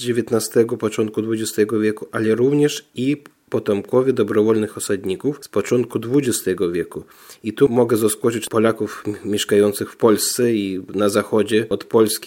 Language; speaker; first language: Polish; non-native, fluent; Russian